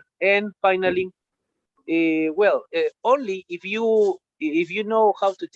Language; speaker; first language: English; non-native, learner; Spanish